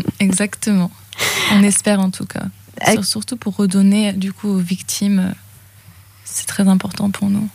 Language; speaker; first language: French; early bilingual, other home language; English